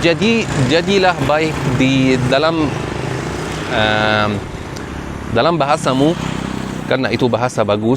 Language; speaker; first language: Indonesian; non-native, fluent; Arabic